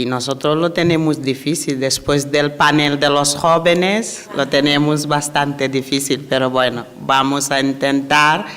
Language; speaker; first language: Spanish; non-native, fluent; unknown